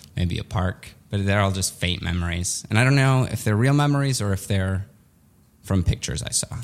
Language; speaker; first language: English; early bilingual, other home language; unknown